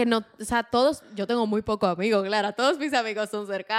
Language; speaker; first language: Spanish; native; Spanish